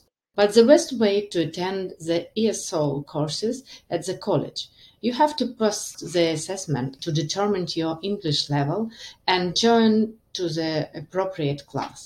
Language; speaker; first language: English; non-native, learner; Ukrainian